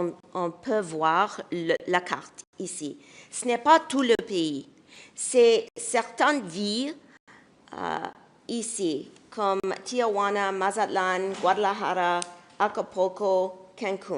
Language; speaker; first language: French; non-native, fluent; English